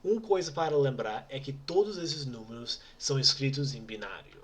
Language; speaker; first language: Portuguese; non-native, fluent; English